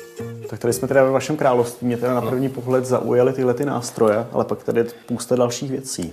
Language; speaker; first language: Czech; native; Czech